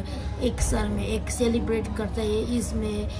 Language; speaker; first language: Hindi; non-native, local second language; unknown